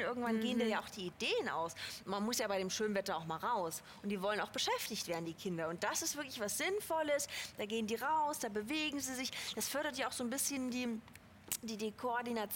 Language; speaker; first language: German; native; German